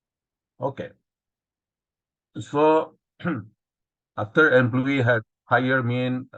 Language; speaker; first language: English; non-native, learner; Indonesian